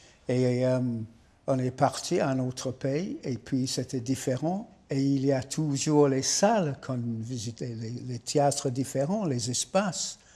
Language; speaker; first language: French; non-native, fluent; English